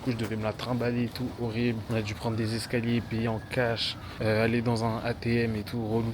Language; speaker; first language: French; native; French